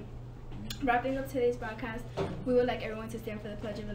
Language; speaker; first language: English; native; English